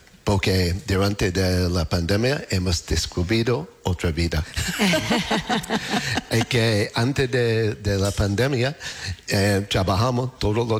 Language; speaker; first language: Spanish; non-native, learner; English